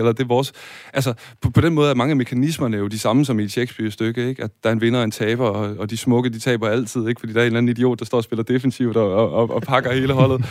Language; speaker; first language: Danish; native; Danish